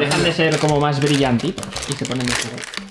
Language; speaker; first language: Spanish; native; Spanish